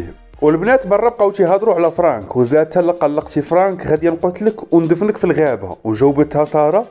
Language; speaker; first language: Arabic; native; Arabic